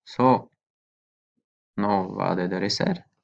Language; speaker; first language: Norwegian; non-native, fluent; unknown